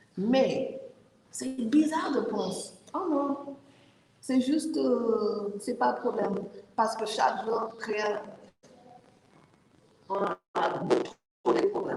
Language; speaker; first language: French; non-native, learner; English